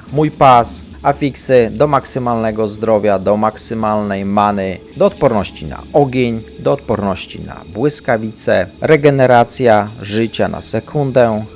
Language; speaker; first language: Polish; native; Polish